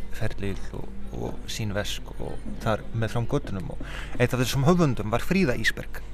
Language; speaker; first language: Icelandic; non-native, fluent; Polish